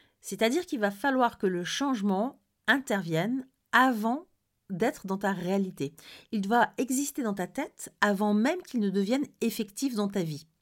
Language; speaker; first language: French; native; French